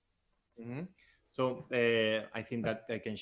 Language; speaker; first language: English; non-native, learner; Spanish